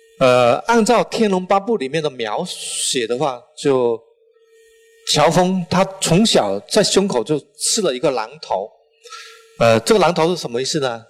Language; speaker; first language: Chinese; non-native, local second language; Min Nan Chinese